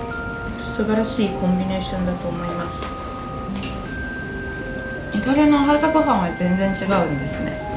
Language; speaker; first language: Japanese; non-native, fluent; Italian